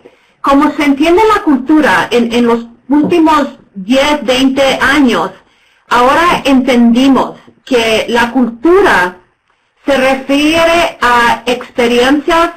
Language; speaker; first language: Spanish; non-native, fluent; English